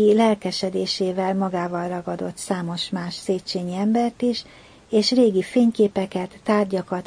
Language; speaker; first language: Hungarian; native; Hungarian